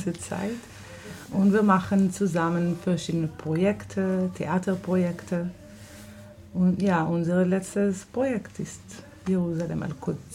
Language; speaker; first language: German; non-native, fluent; Hebrew